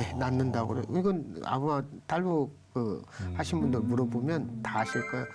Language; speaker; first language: Korean; native; Korean